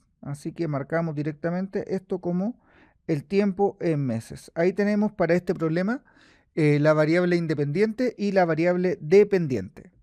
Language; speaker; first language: Spanish; native; Spanish